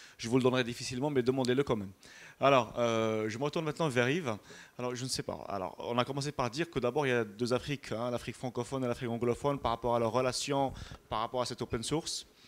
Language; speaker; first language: French; non-native, local second language; Arabic